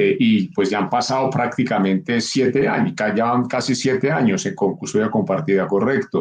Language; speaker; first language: Spanish; native; Spanish